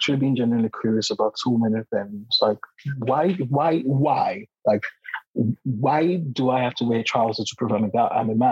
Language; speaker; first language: English; non-native, local second language; Yoruba